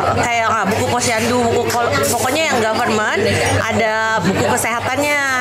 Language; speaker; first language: Indonesian; native; Indonesian